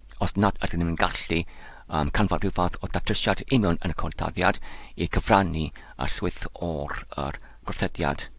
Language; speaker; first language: Welsh; non-native, learner; Polish